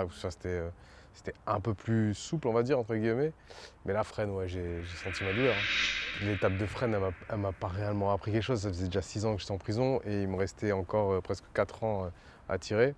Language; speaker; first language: French; native; French